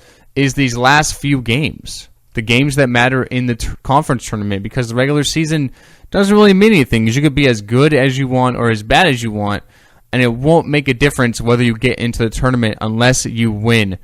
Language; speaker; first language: English; native; English